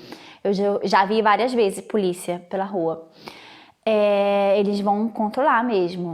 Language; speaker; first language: Portuguese; non-native, fluent; Italian